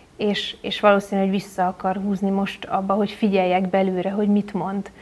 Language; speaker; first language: Hungarian; native; Hungarian